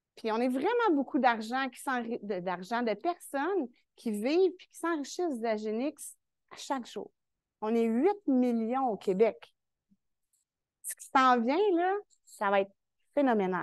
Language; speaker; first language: French; native; French